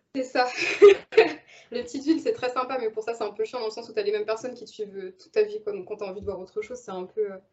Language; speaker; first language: French; native; French